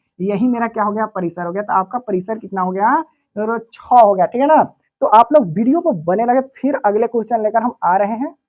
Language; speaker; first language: Hindi; native; Hindi